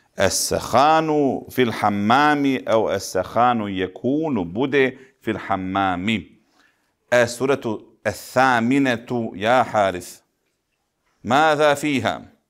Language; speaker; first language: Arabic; non-native, fluent; Bosnian